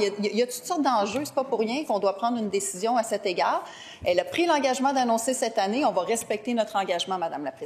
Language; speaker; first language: French; native; French